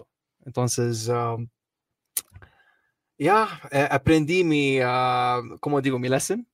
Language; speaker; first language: Spanish; non-native, learner; Arabic